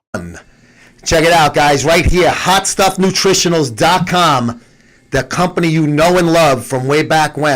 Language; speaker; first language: English; native; English